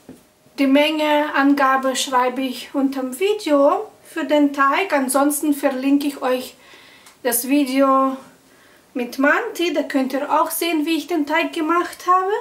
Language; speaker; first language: German; non-native, fluent; Russian